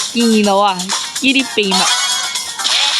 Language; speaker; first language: Chinese; early bilingual, heritage; Cantonese